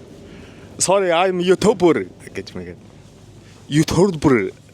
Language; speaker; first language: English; non-native, learner; Mongolian